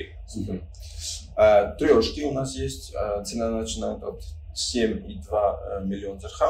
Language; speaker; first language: Russian; non-native, fluent; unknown